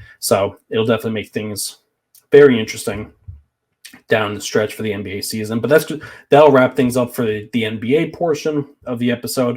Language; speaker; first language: English; native; English